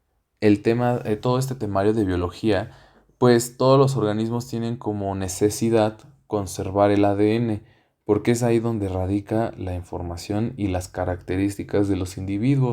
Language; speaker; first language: Spanish; native; Spanish